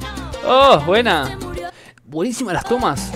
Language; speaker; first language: Spanish; native; Spanish